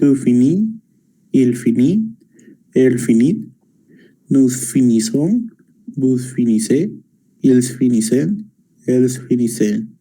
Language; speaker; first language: French; non-native, learner; Spanish